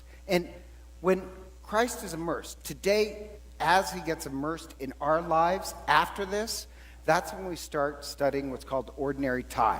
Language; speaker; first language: English; native; English